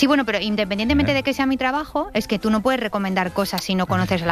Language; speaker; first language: Spanish; native; Spanish